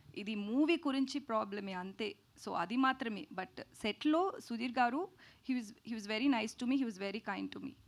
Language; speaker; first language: Telugu; non-native, fluent; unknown